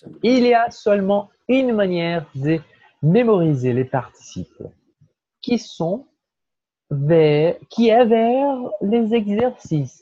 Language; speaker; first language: French; non-native, fluent; Portuguese